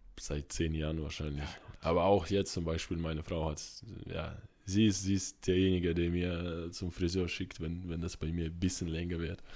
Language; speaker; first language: German; non-native, fluent; Russian